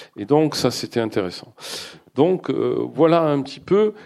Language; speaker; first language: French; native; French